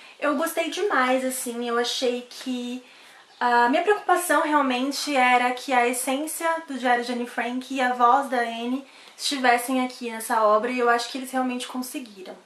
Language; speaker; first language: Portuguese; native; Portuguese